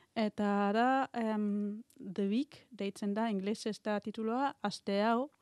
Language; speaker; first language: Basque; non-native, learner; German